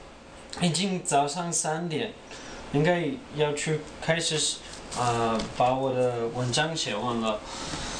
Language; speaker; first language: Chinese; non-native, learner; English